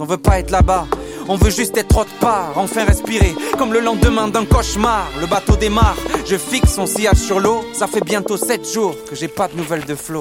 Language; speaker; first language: French; native; French